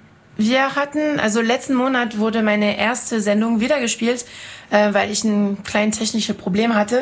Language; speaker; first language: German; non-native, fluent; French